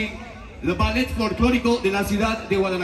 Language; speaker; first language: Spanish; early bilingual, heritage; Spanish